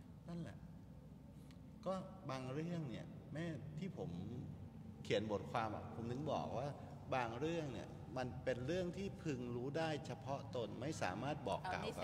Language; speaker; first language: Thai; native; Thai